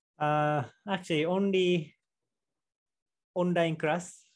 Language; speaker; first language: English; non-native, learner; Japanese